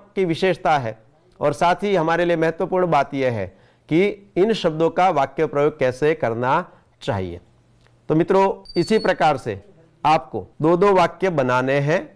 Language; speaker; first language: Hindi; non-native, local second language; Gujarati